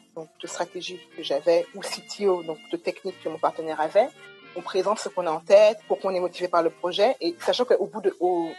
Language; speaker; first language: French; native; French